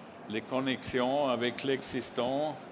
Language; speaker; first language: French; non-native, learner; German